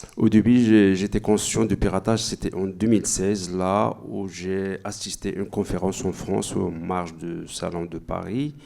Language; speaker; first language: French; non-native, local second language; Arabic